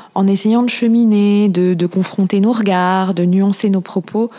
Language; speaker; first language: French; native; French